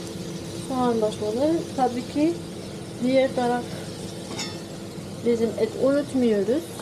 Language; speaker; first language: Turkish; non-native, learner; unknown